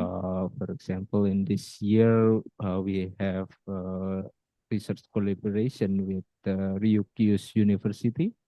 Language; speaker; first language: English; non-native, fluent; Indonesian